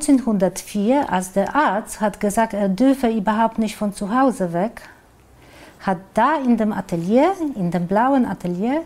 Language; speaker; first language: German; non-native, fluent; Polish